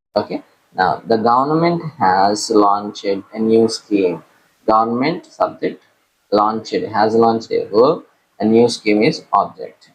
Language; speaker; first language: English; non-native, local second language; Telugu